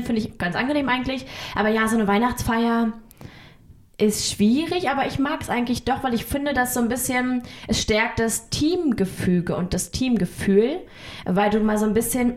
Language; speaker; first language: German; native; German